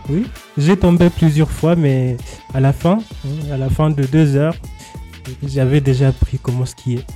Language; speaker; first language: French; non-native, fluent; Swahili